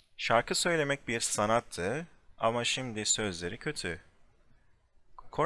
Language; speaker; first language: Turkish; non-native, fluent; English